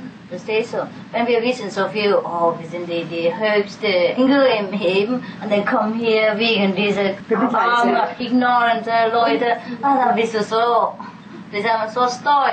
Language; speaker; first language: German; non-native, fluent; Vietnamese